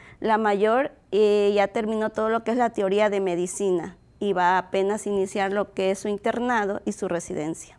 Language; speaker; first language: Spanish; native; Spanish